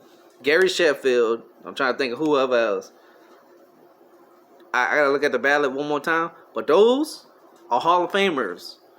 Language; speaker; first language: English; native; English